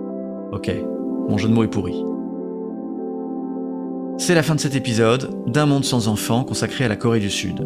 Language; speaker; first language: French; native; French